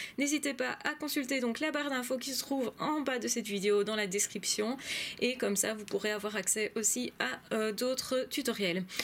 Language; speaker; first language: French; native; French